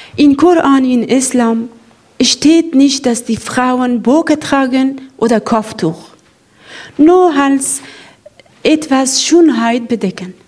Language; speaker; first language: German; non-native, learner; Persian